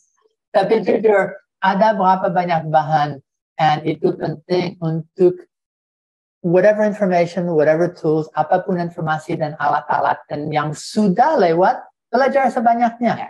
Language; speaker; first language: Indonesian; non-native, fluent; English